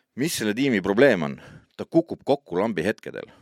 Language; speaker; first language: Estonian; native; Estonian